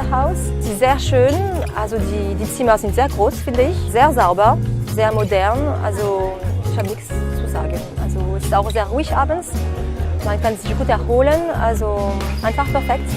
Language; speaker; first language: German; non-native, fluent; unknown